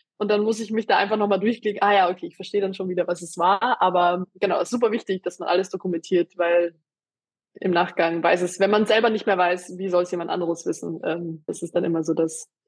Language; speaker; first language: German; early bilingual, other home language; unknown